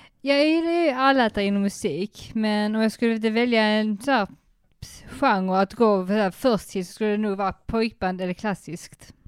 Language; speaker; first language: Swedish; non-native, fluent; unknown